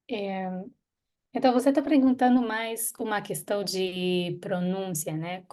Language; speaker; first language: Portuguese; non-native, fluent; Hebrew